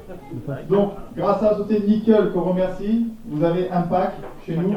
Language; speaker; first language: French; native; French